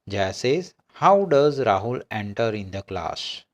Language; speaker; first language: English; non-native, local second language; Gujarati